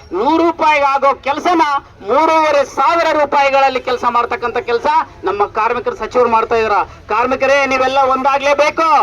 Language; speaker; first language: Kannada; native; Kannada